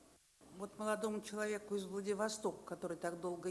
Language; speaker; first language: Russian; native; Russian